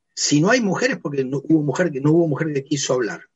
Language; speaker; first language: Spanish; native; Spanish